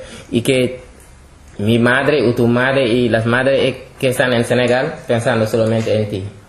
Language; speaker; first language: Spanish; non-native, fluent; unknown